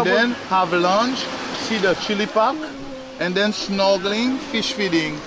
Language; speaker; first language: English; non-native, local second language; Seselwa Creole French